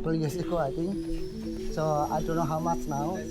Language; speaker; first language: English; non-native, learner; Indonesian